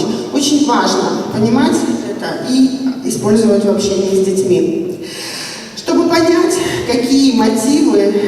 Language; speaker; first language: Russian; native; Russian